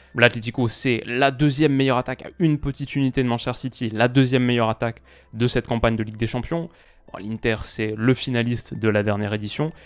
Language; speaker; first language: French; native; French